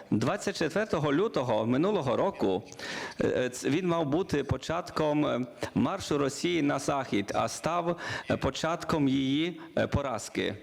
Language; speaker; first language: Ukrainian; non-native, learner; Polish